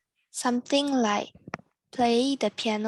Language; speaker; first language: English; non-native, learner; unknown